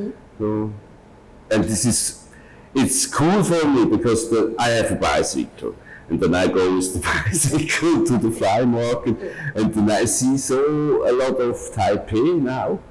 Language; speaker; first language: English; non-native, learner; German